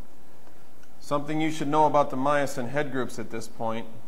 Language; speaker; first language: English; native; English